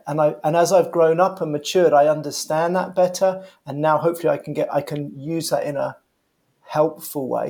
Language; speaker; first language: English; native; English